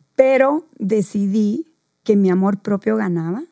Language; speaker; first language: Spanish; native; Spanish